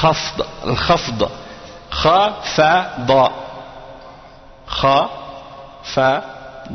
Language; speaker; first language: Arabic; non-native, fluent; French